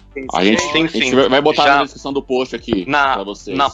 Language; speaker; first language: Portuguese; native; Portuguese